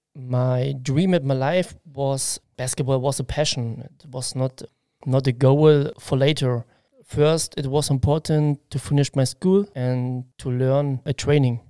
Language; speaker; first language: English; non-native, learner; German